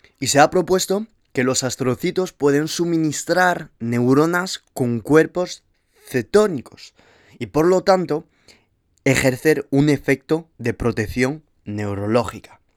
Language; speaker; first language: Spanish; early bilingual, heritage; Spanish